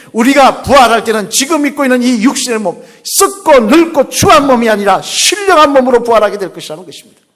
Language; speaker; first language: Korean; native; Korean